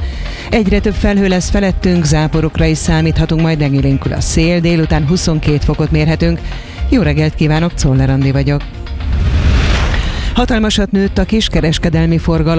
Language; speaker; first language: Hungarian; native; Hungarian